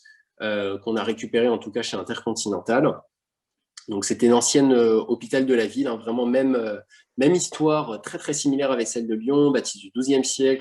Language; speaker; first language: French; native; French